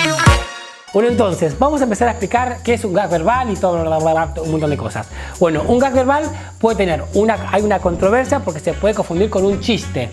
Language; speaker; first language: Spanish; native; Spanish